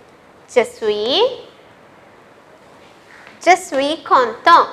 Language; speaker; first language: French; non-native, fluent; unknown